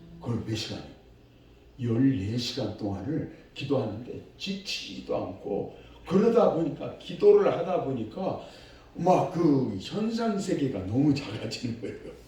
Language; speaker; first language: Korean; native; Korean